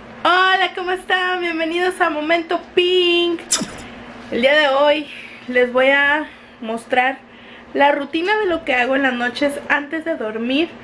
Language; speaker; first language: Spanish; native; Spanish